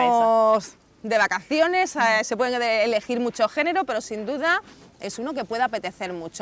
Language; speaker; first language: Spanish; native; Spanish